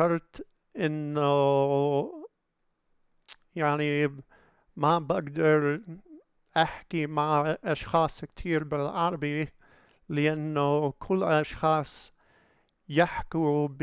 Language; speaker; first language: Arabic; non-native, learner; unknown